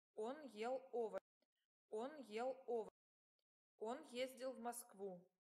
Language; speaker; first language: Russian; non-native, learner; English